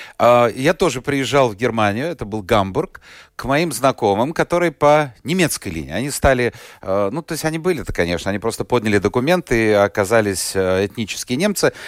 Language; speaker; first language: Russian; native; Russian